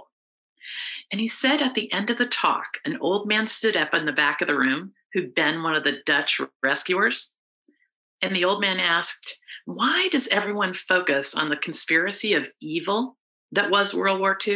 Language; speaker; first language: English; native; English